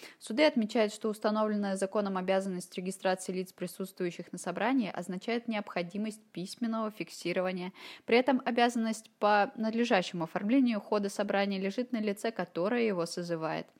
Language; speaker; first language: Russian; native; Russian